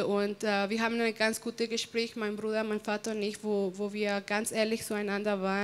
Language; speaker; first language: German; non-native, fluent; Spanish